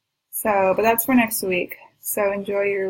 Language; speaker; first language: English; native; English